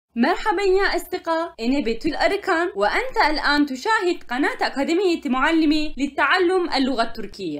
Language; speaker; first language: Arabic; non-native, learner; Turkish